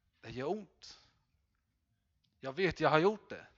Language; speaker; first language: Swedish; non-native, fluent; English